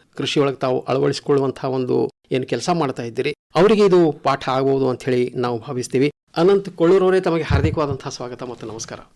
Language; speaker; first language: Kannada; native; Kannada